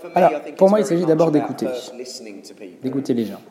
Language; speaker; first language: French; non-native, fluent; English